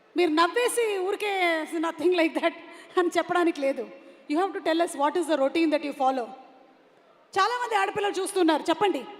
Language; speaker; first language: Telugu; non-native, local second language; Malayalam